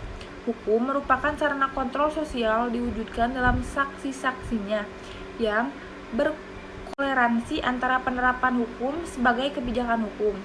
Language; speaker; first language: Indonesian; native; Indonesian